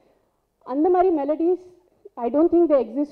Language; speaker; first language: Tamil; non-native, local second language; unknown